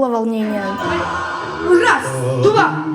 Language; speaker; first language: Russian; native; Russian